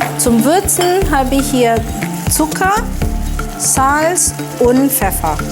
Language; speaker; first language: German; non-native, fluent; Indonesian